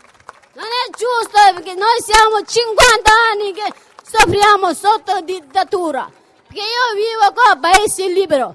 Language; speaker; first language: Italian; non-native, fluent; Tibetan